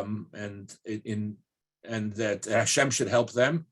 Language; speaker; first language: English; native; English